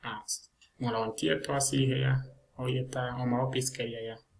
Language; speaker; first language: Finnish; non-native, learner; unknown